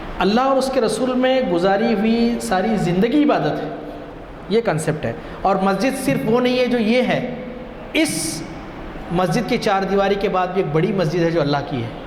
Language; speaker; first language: Urdu; non-native, local second language; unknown